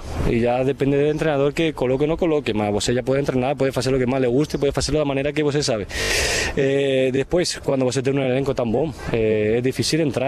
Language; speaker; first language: Portuguese; non-native, fluent; Spanish